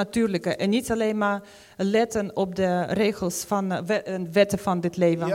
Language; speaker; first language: Dutch; non-native, fluent; Ukrainian